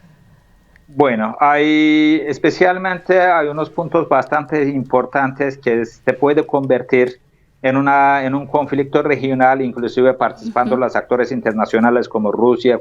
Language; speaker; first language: Spanish; non-native, fluent; Turkish